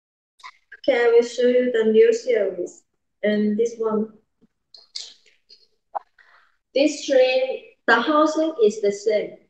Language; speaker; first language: English; non-native, learner; Chinese